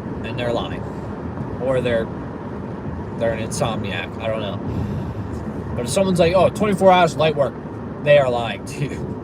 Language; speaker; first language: English; native; English